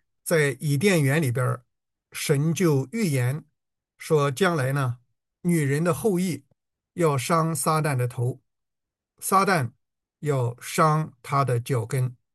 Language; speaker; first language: Chinese; native; Chinese